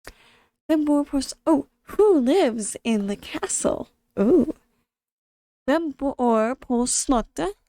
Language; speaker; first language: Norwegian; non-native, learner; English